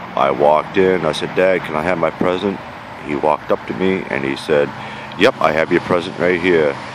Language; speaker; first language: English; native; English